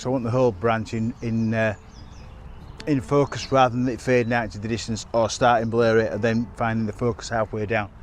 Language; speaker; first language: English; native; English